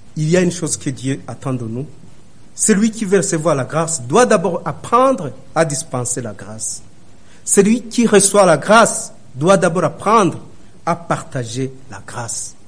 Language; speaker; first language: French; non-native, local second language; Rundi